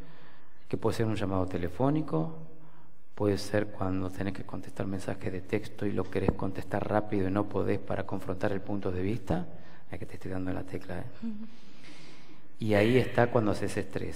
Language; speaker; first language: Spanish; native; Spanish